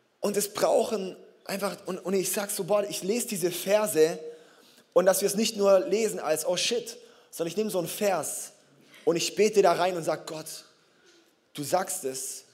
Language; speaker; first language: German; native; German